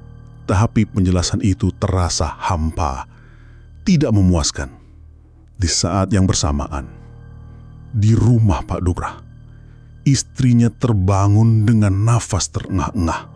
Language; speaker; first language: Indonesian; native; Indonesian